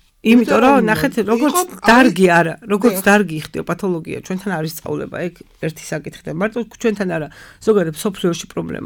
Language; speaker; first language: Georgian; native; Georgian